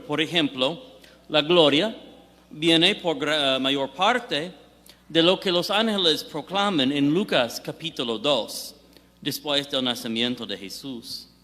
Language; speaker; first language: Spanish; non-native, fluent; English